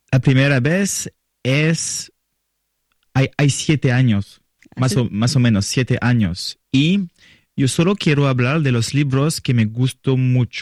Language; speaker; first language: Spanish; non-native, learner; French